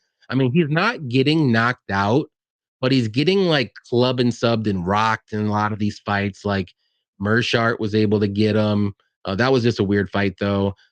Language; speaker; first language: English; native; English